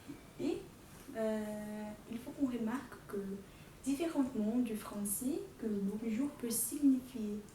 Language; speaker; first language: French; non-native, fluent; Portuguese